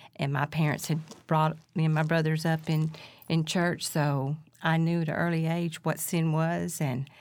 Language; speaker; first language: English; native; English